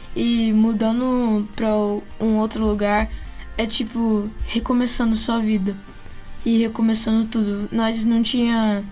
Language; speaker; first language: Portuguese; early bilingual, heritage; Portuguese